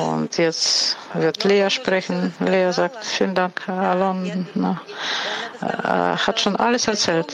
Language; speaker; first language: German; non-native, fluent; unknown